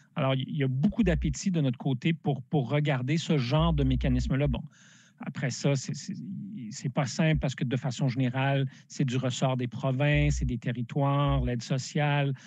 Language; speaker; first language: French; native; French